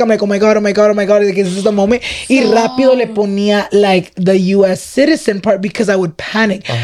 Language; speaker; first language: English; early bilingual, other home language; Spanish